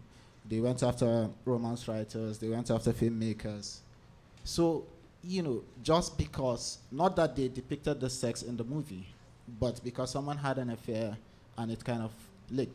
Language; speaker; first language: English; non-native, local second language; Hausa